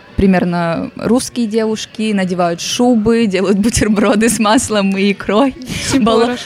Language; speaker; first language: Russian; native; Russian